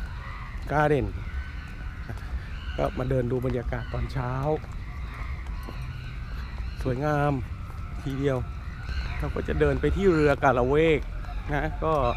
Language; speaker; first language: Thai; native; Thai